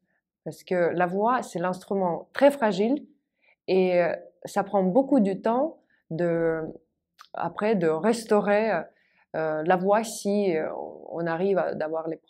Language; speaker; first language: French; non-native, fluent; Russian